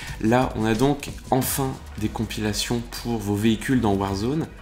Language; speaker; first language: French; native; French